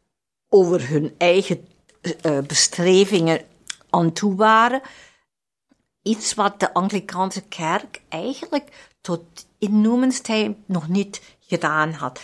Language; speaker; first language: Dutch; non-native, fluent; German